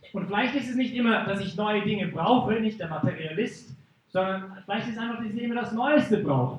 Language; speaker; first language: German; non-native, fluent; English